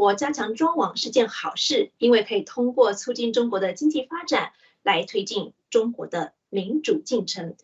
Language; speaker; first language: Chinese; native; Chinese